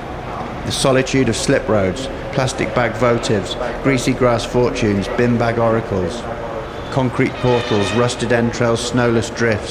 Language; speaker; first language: English; native; English